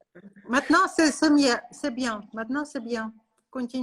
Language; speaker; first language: French; non-native, learner; Russian